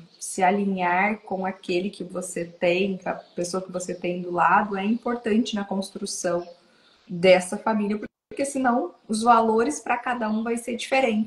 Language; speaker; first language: Portuguese; native; Portuguese